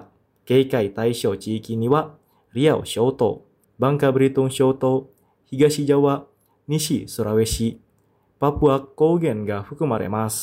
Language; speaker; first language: Japanese; non-native, fluent; Indonesian